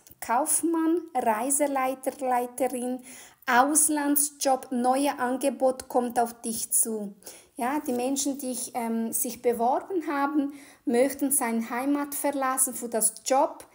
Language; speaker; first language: German; non-native, fluent; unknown